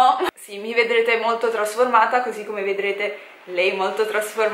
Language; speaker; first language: Italian; native; Italian